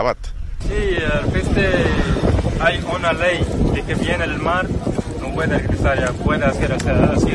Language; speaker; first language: Spanish; non-native, learner; Arabic